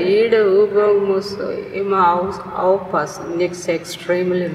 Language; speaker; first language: German; non-native, learner; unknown